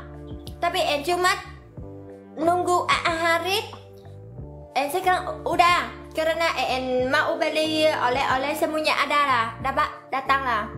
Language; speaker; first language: Indonesian; non-native, learner; Vietnamese